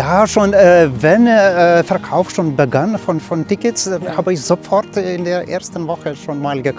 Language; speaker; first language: German; non-native, learner; Lithuanian